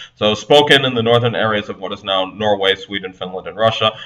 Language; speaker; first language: English; native; English